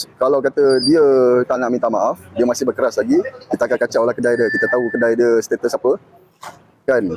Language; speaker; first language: Malay; native; Malay